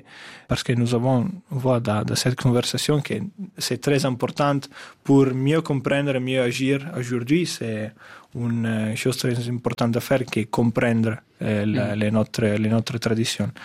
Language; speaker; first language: French; non-native, fluent; Italian